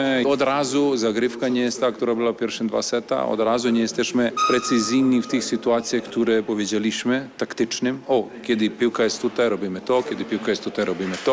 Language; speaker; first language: Polish; non-native, fluent; Serbian